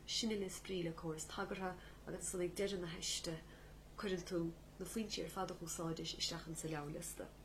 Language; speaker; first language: Irish; native; Irish